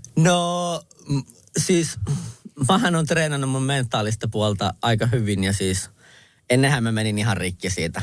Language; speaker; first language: Finnish; early bilingual, other home language; Kurdish